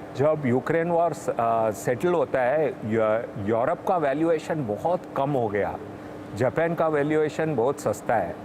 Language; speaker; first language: Hindi; non-native, local second language; Tamil